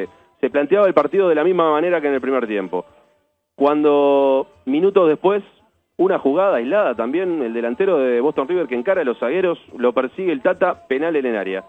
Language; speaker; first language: Spanish; native; Spanish